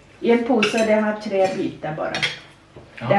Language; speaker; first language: Swedish; non-native, learner; Thai